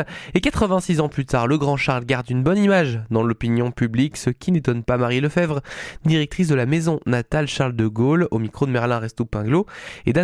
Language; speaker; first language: French; native; French